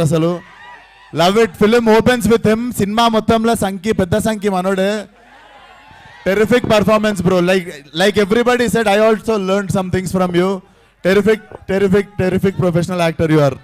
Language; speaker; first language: Telugu; native; Telugu